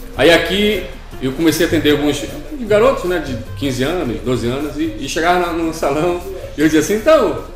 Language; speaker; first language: Portuguese; native; Portuguese